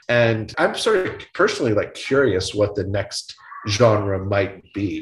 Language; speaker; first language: English; native; English